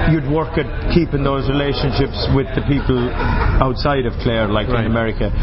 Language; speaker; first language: English; native; English